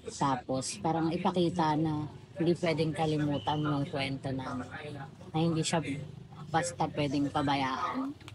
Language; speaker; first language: Filipino; native; Filipino